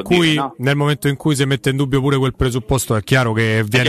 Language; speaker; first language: Italian; native; Italian